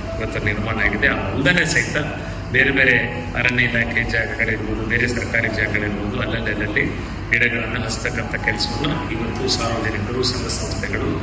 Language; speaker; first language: Kannada; native; Kannada